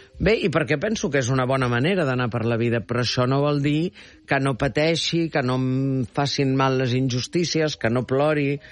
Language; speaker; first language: Catalan; early bilingual, heritage; Catalan